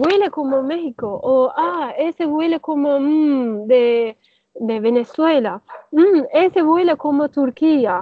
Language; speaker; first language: Spanish; non-native, learner; Turkish